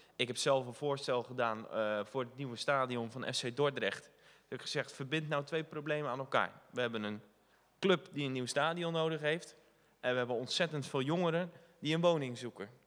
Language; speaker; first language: Dutch; native; Dutch